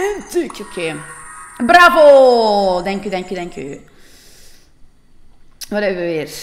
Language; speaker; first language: Dutch; native; Dutch